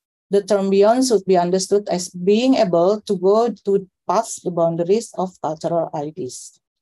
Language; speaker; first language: English; non-native, fluent; Indonesian